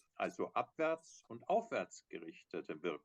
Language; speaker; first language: German; native; German